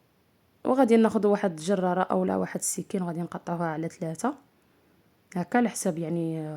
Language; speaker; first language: Arabic; native; Arabic